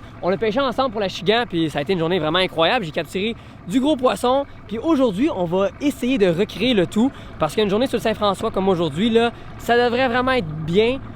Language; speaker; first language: French; native; French